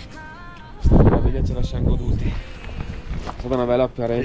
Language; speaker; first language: Italian; native; Italian